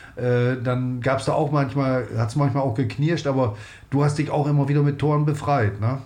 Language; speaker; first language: German; native; German